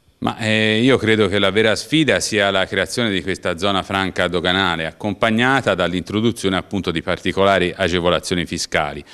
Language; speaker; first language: Italian; native; Italian